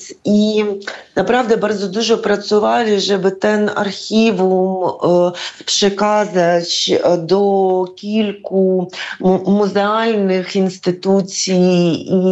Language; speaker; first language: Polish; non-native, fluent; Ukrainian